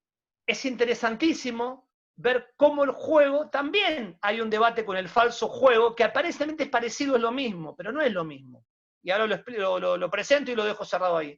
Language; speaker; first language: Spanish; native; Spanish